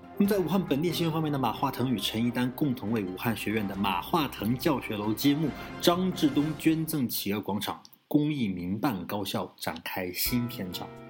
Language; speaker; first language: Chinese; native; Chinese